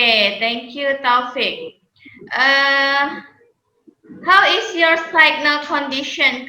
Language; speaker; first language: English; non-native, fluent; Indonesian